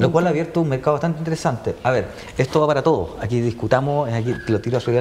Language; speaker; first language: Spanish; native; Spanish